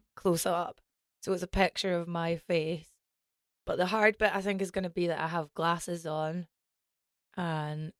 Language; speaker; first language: English; native; English